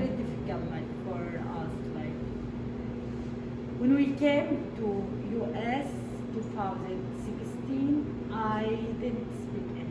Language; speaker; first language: English; non-native, learner; Arabic